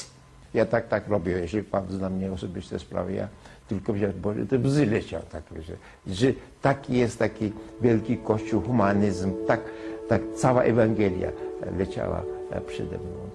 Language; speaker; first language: Polish; non-native, learner; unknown